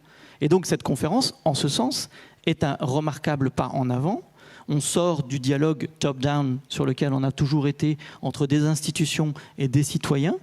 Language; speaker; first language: French; native; French